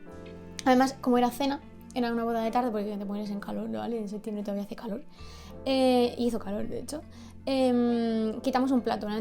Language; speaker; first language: Spanish; native; Spanish